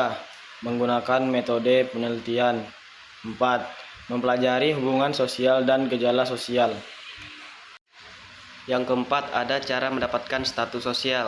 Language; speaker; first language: Indonesian; native; Indonesian